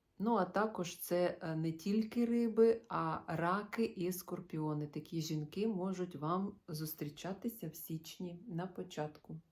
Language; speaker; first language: Ukrainian; non-native, local second language; Russian